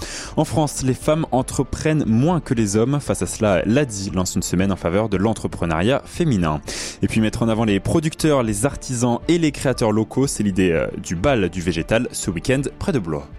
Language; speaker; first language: French; native; French